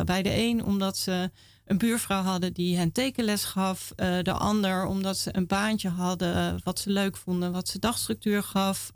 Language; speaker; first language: Dutch; native; Dutch